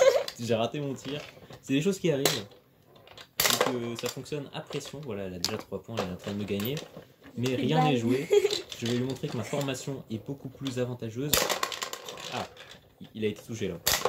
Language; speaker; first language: French; native; French